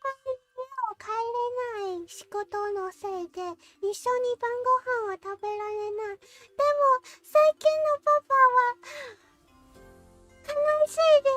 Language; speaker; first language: Japanese; non-native, learner; English